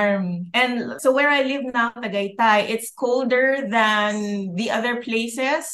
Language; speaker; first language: English; non-native, local second language; Filipino